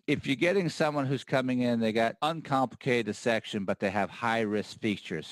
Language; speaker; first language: English; native; English